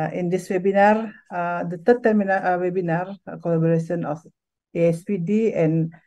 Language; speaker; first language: English; non-native, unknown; Indonesian